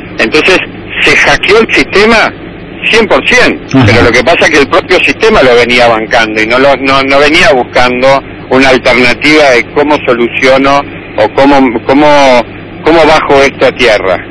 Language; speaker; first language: Spanish; non-native, fluent; English